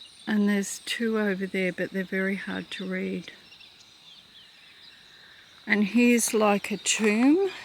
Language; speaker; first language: English; native; English